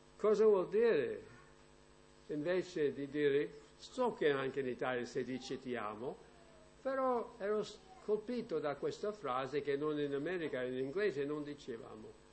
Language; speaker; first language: Italian; non-native, fluent; English